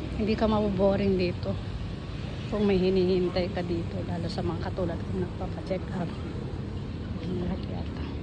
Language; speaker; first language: Filipino; non-native, local second language; Iloko